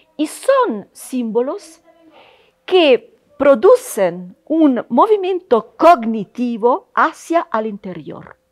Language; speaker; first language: Spanish; non-native, fluent; Italian